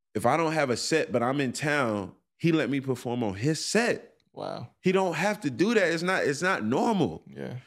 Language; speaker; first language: English; native; English